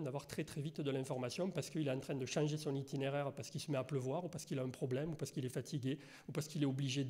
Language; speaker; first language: French; native; French